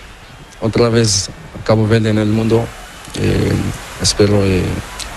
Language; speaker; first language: Spanish; non-native, learner; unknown